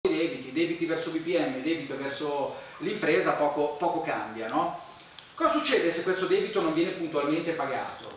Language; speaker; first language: Italian; native; Italian